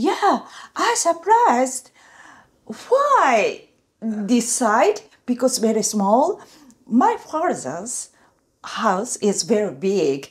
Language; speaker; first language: English; non-native, learner; Japanese